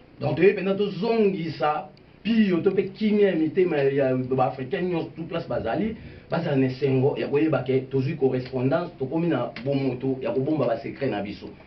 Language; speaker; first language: Lingala; native; Lingala